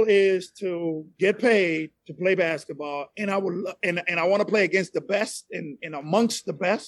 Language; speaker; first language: English; non-native, fluent; Spanish